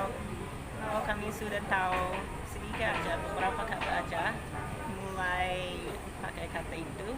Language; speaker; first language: Indonesian; non-native, fluent; English